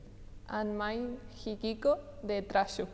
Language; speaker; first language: English; non-native, learner; Spanish